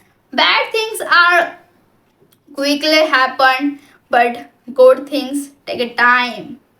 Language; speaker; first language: English; non-native, local second language; Hindi